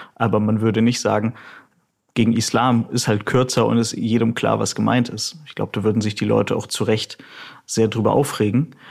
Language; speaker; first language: German; early bilingual, other home language; Russian